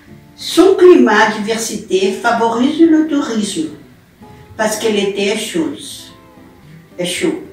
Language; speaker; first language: French; non-native, learner; Portuguese